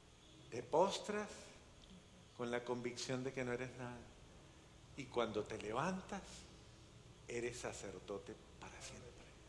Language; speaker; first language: Spanish; native; Spanish